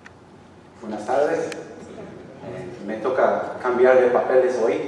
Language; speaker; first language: Spanish; non-native, fluent; English